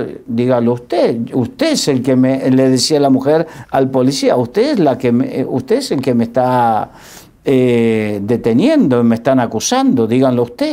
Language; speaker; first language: Spanish; native; Spanish